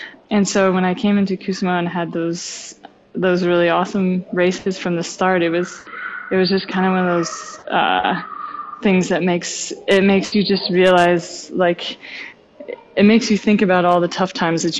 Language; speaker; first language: English; native; English